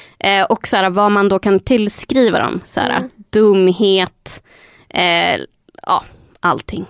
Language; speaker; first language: Swedish; early bilingual, other home language; Spanish